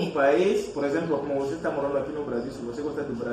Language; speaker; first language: Portuguese; non-native, fluent; Fang